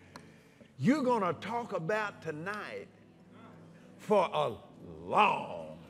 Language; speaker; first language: English; native; English